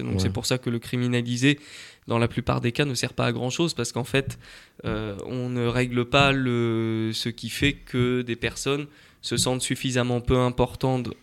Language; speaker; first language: French; native; French